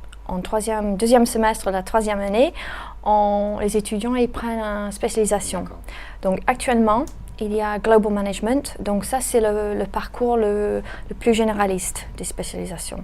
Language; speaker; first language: French; native; French